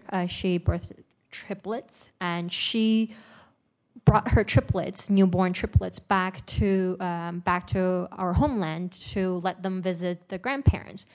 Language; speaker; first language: English; non-native, fluent; Uyghur